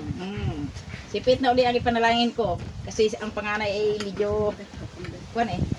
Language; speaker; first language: Filipino; non-native, local second language; Cebuano